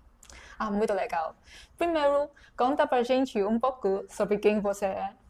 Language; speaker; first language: Portuguese; non-native, fluent; Chinese